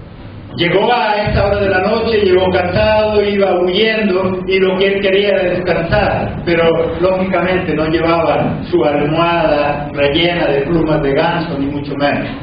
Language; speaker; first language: Spanish; native; Spanish